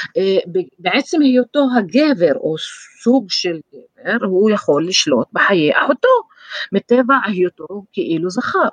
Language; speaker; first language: Hebrew; non-native, local second language; Arabic